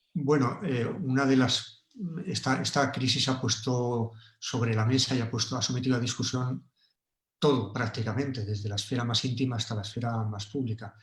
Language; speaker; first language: Spanish; native; Spanish